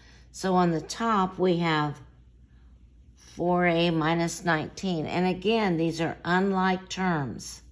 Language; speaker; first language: English; native; English